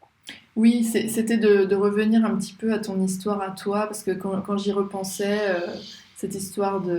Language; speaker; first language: French; native; French